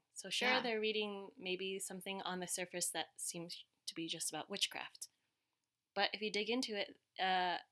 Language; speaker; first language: English; early bilingual, other home language; Cantonese